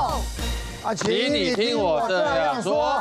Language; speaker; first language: Chinese; native; Chinese